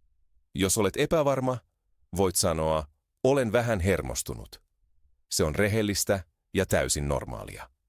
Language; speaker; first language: Finnish; non-native, fluent; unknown